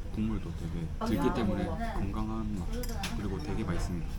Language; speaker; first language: Korean; native; Korean